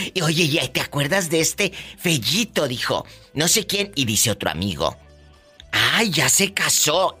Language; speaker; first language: Spanish; native; Spanish